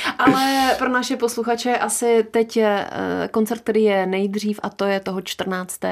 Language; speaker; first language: Czech; native; Czech